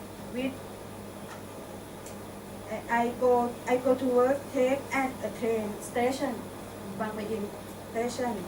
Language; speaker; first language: English; non-native, learner; Thai